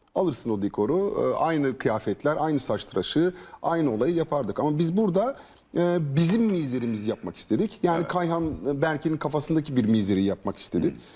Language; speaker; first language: Turkish; early bilingual, heritage; Turkish